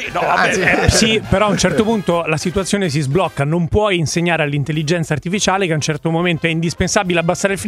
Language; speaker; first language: Italian; native; Italian